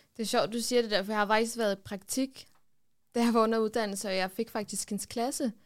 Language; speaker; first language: Danish; early bilingual, other home language; Kurdish